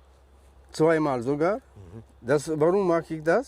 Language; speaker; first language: German; non-native, learner; Russian